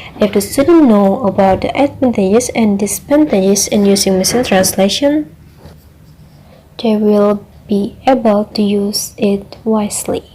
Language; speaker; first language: English; non-native, learner; Indonesian